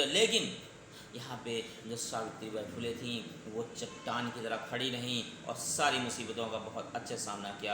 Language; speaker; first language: Hindi; native; Hindi